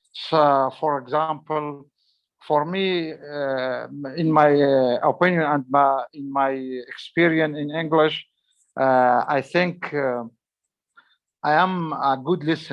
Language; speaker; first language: English; non-native, learner; Arabic